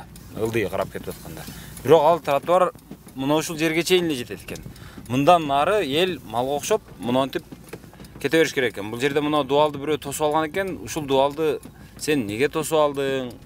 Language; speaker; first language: Kyrgyz; native; Kyrgyz